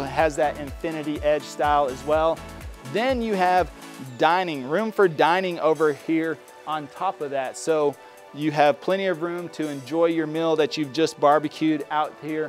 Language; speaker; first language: English; native; English